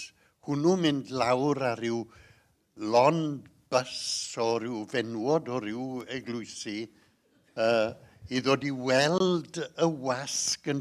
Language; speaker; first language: Welsh; native; Welsh